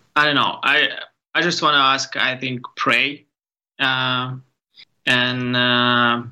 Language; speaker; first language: English; non-native, learner; Ukrainian